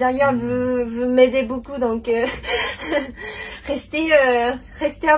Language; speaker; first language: French; non-native, fluent; Japanese